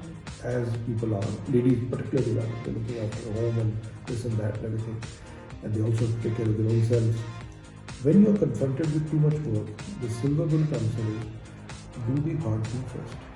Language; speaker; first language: English; non-native, local second language; Hindi